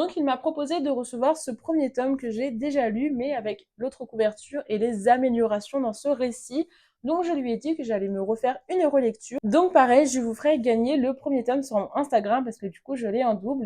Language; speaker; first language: French; native; French